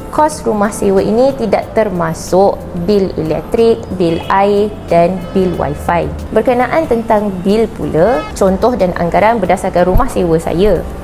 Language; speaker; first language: Malay; native; Malay